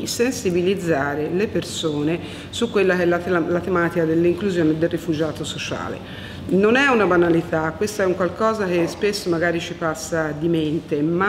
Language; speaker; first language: Italian; native; Italian